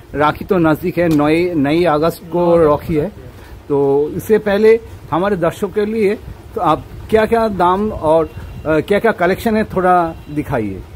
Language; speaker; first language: Hindi; non-native, local second language; Bangla